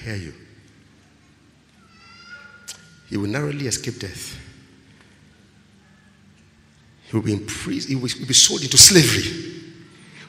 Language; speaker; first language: English; non-native, local second language; Yoruba